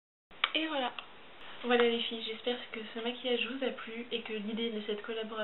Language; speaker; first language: French; native; French